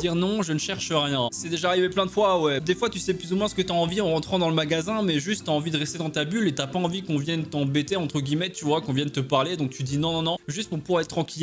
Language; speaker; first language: French; native; French